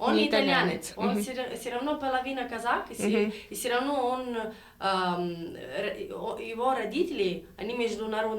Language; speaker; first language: Russian; non-native, learner; Italian